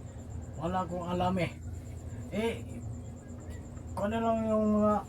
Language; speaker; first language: Filipino; non-native, local second language; Cebuano